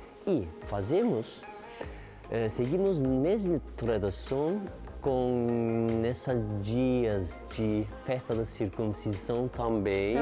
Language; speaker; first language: Portuguese; non-native, learner; Turkish